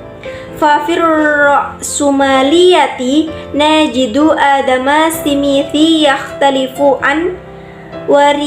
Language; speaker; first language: Arabic; non-native, learner; Indonesian